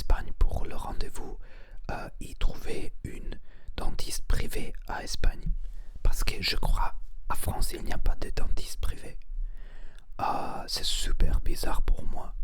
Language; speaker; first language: French; non-native, learner; Spanish